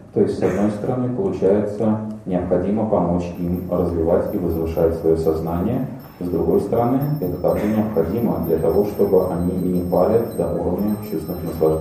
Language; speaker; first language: Russian; native; Russian